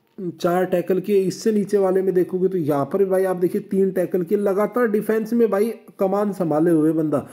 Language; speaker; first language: Hindi; native; Hindi